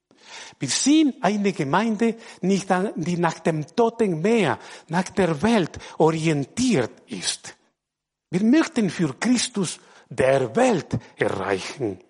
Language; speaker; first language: German; non-native, fluent; Spanish